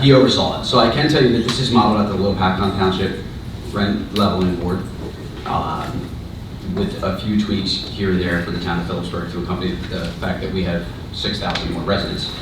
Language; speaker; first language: English; native; English